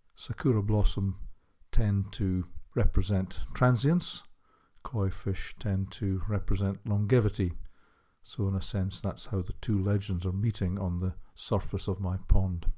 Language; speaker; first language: English; native; English